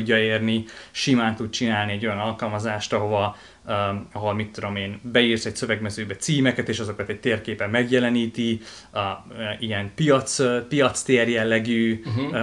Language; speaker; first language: Hungarian; native; Hungarian